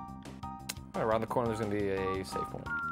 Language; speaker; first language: English; native; English